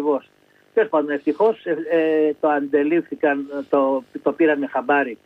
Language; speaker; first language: Greek; native; Greek